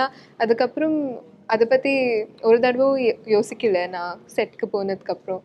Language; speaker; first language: Tamil; non-native, learner; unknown